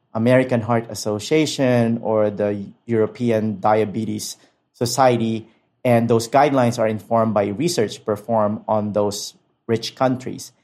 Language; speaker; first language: English; non-native, local second language; Filipino